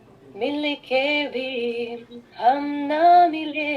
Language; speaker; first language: Hindi; non-native, fluent; Russian